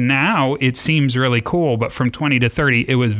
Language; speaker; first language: English; native; English